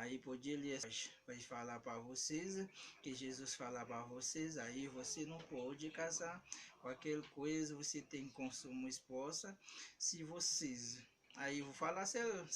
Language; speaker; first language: Portuguese; non-native, learner; Haitian Creole